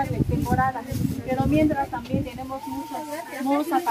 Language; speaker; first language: Spanish; non-native, learner; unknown